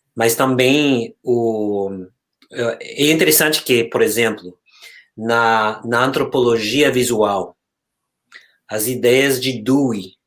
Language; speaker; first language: Portuguese; non-native, fluent; English